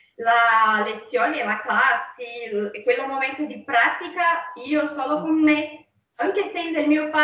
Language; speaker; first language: Italian; non-native, fluent; Portuguese